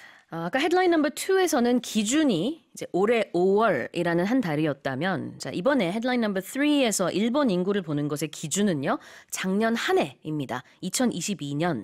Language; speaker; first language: Korean; native; Korean